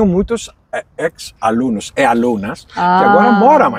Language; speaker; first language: Portuguese; non-native, fluent; Greek